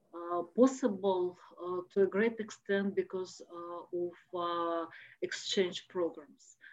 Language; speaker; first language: English; non-native, fluent; Russian